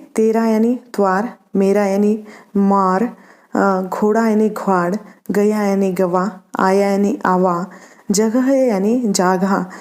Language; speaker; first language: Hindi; non-native, local second language; Marathi